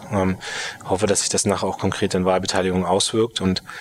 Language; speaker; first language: German; native; German